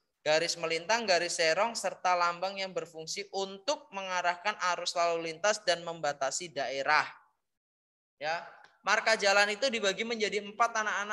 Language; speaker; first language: Indonesian; native; Indonesian